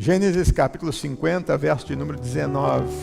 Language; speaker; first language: Portuguese; native; Portuguese